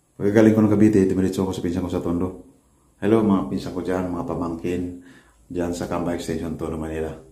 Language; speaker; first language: Filipino; non-native, local second language; Waray